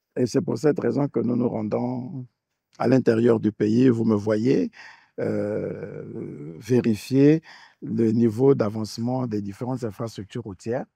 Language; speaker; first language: French; native; French